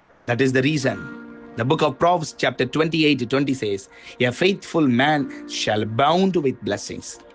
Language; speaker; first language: English; non-native, local second language; Tamil